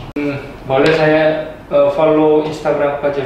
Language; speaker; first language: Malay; non-native, fluent; Korean